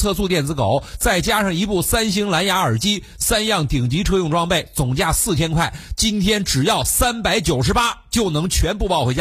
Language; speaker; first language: Chinese; native; Chinese